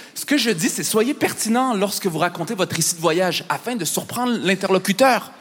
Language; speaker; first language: French; native; French